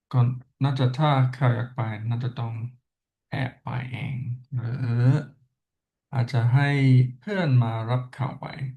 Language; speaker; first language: Thai; non-native, learner; English